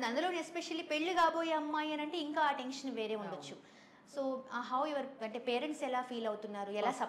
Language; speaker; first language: Telugu; native; Telugu